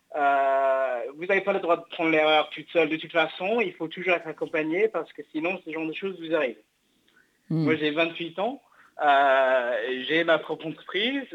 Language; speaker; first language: French; non-native, fluent; English